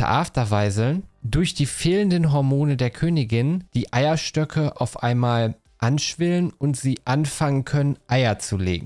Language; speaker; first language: German; native; German